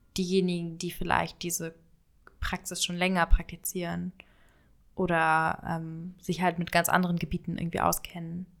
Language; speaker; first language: German; early bilingual, other home language; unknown